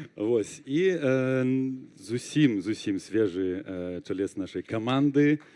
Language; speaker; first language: Belarusian; non-native, local second language; Russian